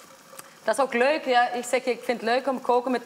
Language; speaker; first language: Dutch; non-native, fluent; Icelandic